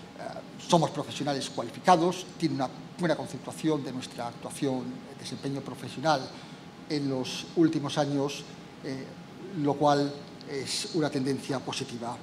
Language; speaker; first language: Spanish; native; Spanish